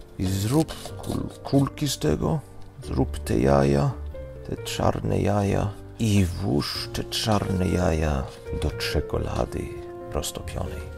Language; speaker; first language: Polish; non-native, fluent; Swedish